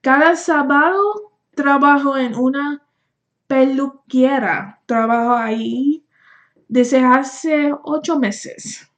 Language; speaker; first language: Spanish; early bilingual, heritage; Spanish